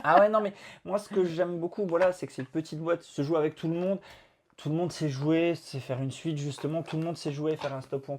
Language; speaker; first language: French; native; French